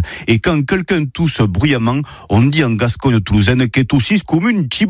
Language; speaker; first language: French; native; French